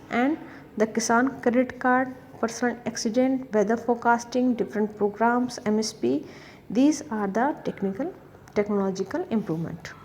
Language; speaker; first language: English; non-native, local second language; Hindi